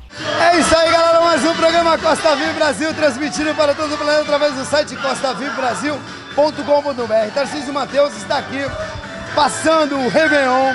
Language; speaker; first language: Portuguese; native; Portuguese